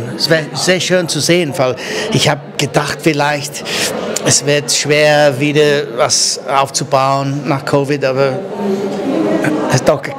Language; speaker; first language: German; non-native, fluent; English